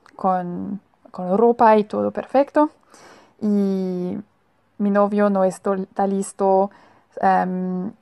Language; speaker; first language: Spanish; non-native, fluent; German